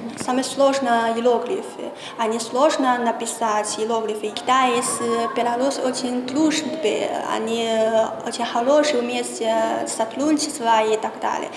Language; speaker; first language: Russian; non-native, learner; Chinese